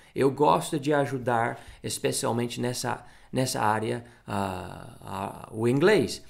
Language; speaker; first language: Portuguese; non-native, fluent; English